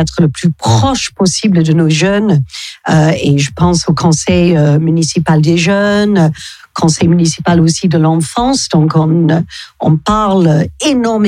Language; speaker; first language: French; non-native, fluent; English